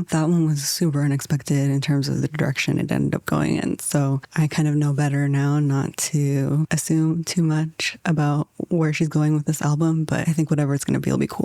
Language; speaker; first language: English; native; English